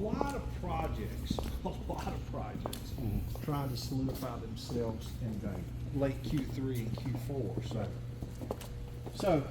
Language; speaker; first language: English; native; English